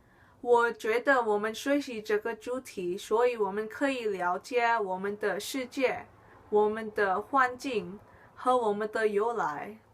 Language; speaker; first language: Chinese; non-native, learner; English